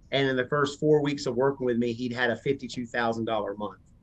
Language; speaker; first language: English; native; English